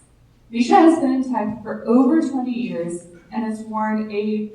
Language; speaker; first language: English; native; English